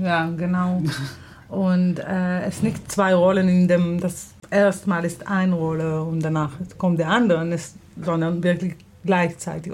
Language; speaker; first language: German; non-native, fluent; Hebrew